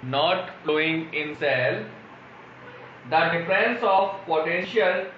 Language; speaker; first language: English; non-native, local second language; Hindi